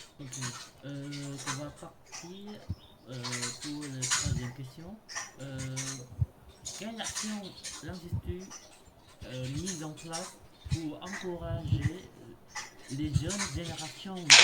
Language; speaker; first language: French; non-native, learner; Khmer